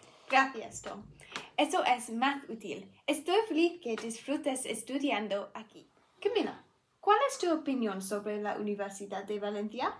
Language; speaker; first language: Spanish; non-native, learner; English